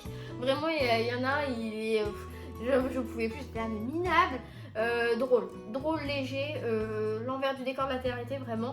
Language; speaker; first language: French; native; French